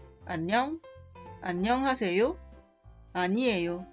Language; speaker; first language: Korean; non-native, fluent; Spanish